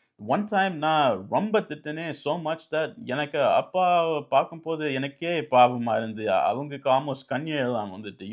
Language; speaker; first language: Tamil; early bilingual, heritage; English